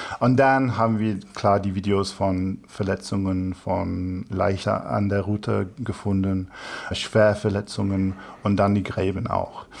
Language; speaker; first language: German; non-native, fluent; English